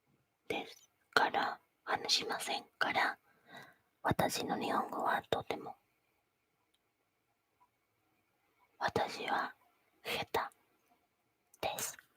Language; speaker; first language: Japanese; non-native, learner; Spanish